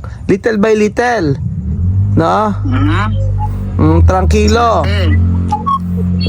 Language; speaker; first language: English; non-native, learner; Filipino